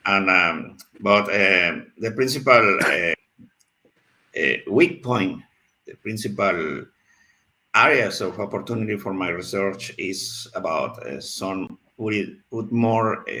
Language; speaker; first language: English; non-native, learner; Spanish